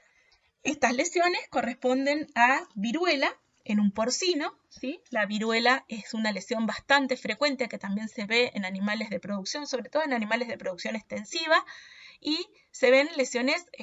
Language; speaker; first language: Spanish; native; Spanish